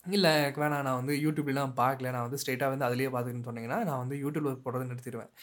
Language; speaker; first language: Tamil; native; Tamil